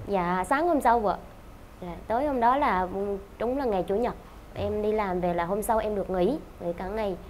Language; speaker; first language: Vietnamese; native; Vietnamese